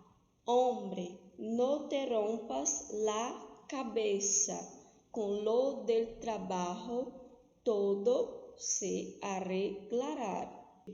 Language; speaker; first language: Spanish; non-native, fluent; Portuguese